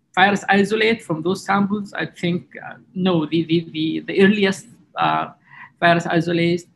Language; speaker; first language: English; non-native, fluent; Arabic